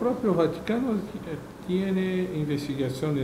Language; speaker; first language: Spanish; non-native, learner; Portuguese